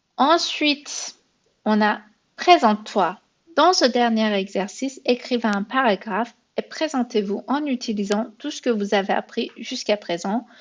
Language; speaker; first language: French; non-native, fluent; Persian